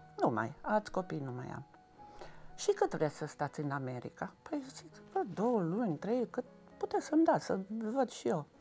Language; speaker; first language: Romanian; non-native, local second language; Hungarian